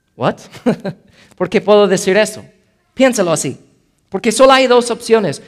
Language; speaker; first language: Spanish; non-native, fluent; English